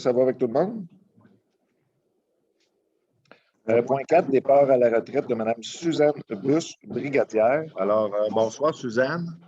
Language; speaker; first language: French; native; French